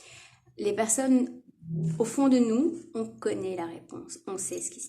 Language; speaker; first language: French; native; French